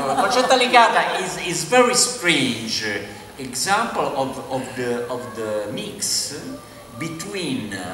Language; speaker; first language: English; non-native, learner; Italian